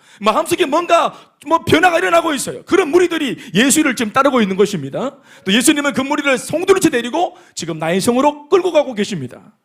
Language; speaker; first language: Korean; native; Korean